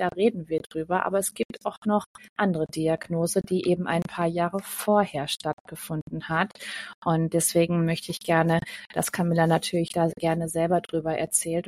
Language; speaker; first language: German; native; German